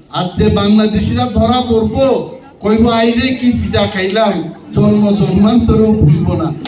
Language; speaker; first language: Bangla; non-native, local second language; Kok Borok